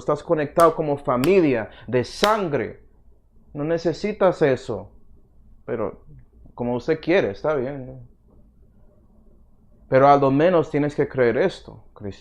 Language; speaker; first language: Spanish; early bilingual, heritage; Spanish